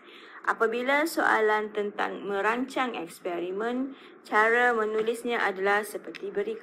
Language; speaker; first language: Malay; native; Malay